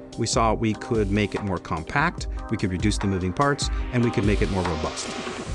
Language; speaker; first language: English; native; English